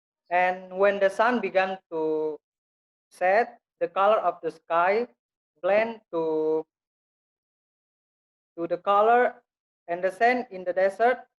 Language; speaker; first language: English; non-native, learner; Indonesian